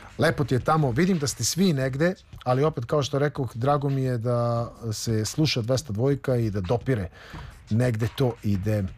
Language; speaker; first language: Serbian; native; Serbian